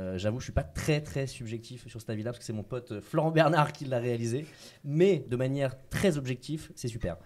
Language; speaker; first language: French; native; French